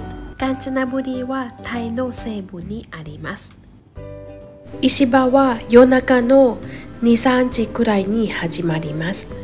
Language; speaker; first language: Japanese; non-native, fluent; Thai